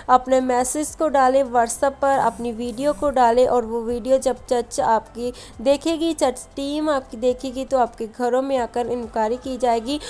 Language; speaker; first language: Hindi; non-native, local second language; Punjabi